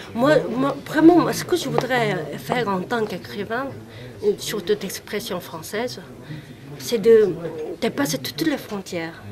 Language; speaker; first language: French; non-native, fluent; Korean